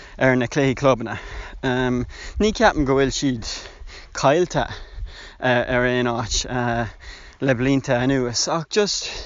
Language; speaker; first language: Irish; non-native, local second language; English